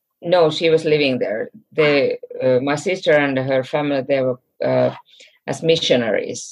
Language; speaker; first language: English; non-native, fluent; Finnish